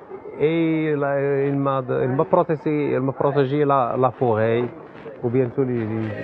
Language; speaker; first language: French; non-native, learner; Arabic